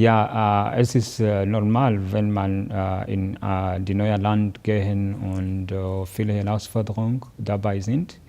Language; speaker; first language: German; non-native, learner; Kinyarwanda